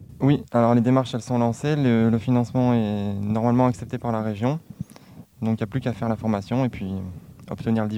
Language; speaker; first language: French; native; French